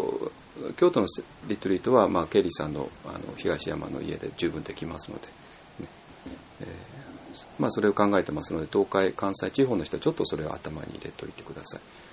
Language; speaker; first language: Japanese; native; Japanese